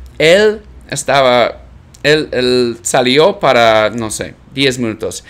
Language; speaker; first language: Spanish; non-native, learner; English